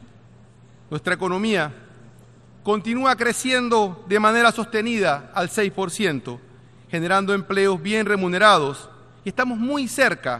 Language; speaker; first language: Spanish; native; Spanish